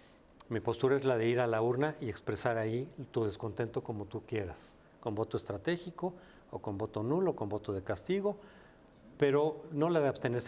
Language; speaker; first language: Spanish; native; Spanish